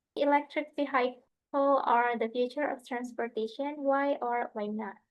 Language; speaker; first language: English; non-native, fluent; Indonesian